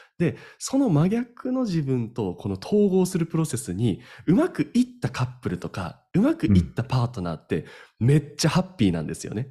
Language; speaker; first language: Japanese; native; Japanese